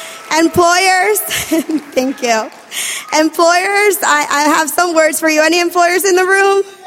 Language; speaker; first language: English; native; English